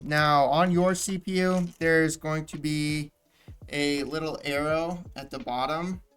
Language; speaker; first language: English; native; English